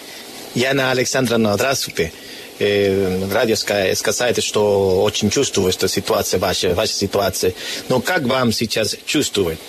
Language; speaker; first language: Russian; non-native, learner; Spanish